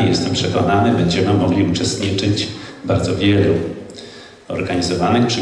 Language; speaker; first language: Polish; native; Polish